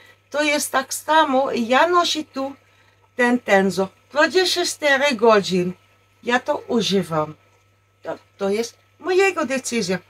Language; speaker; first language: Polish; non-native, learner; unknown